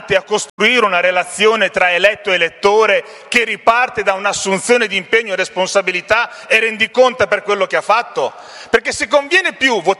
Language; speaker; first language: Italian; native; Italian